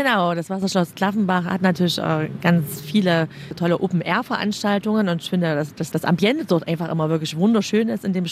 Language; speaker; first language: German; native; German